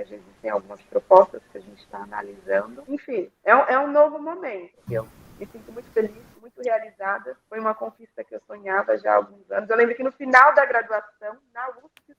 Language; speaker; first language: Portuguese; native; Portuguese